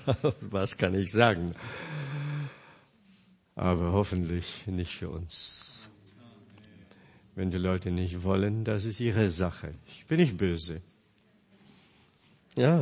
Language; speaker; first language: German; non-native, fluent; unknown